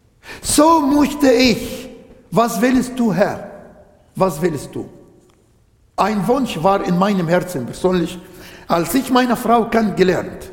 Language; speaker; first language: German; non-native, fluent; Arabic